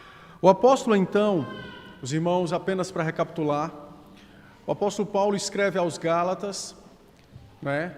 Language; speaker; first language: Portuguese; native; Portuguese